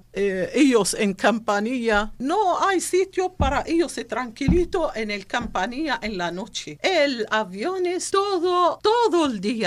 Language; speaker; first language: Spanish; non-native, learner; Arabic